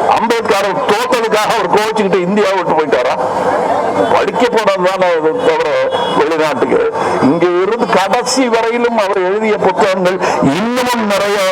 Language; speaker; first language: Tamil; native; Tamil